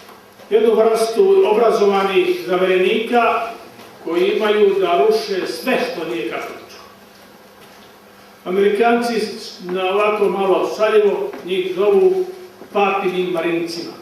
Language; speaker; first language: Bosnian; native; Bosnian